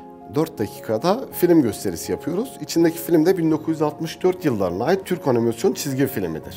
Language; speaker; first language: Turkish; native; Turkish